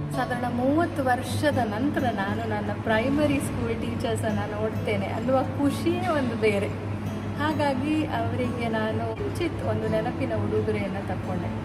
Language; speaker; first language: Kannada; native; Kannada